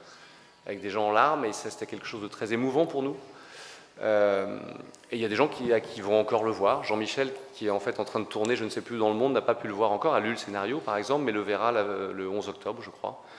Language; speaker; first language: French; native; French